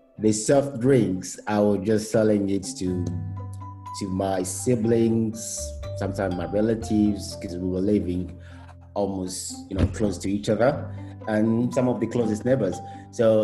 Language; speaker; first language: English; non-native, local second language; Kinyarwanda